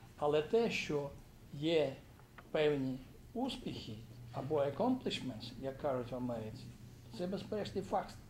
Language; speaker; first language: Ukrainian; native; Ukrainian